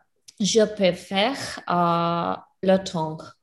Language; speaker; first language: French; non-native, learner; English